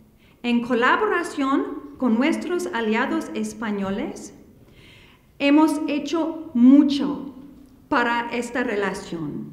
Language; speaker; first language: Spanish; non-native, fluent; English